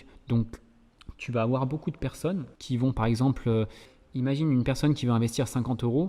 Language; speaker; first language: French; native; French